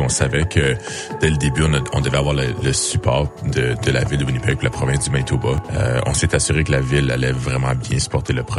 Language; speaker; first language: French; native; French